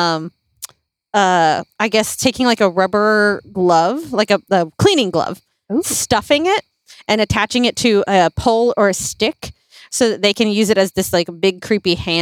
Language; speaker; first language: English; native; English